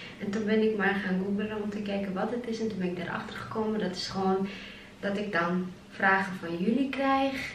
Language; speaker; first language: Dutch; early bilingual, other home language; Chechen